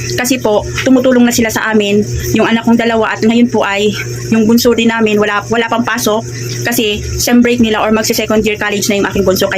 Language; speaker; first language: Filipino; non-native, local second language; Cebuano